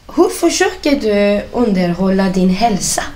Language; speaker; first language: Swedish; non-native, fluent; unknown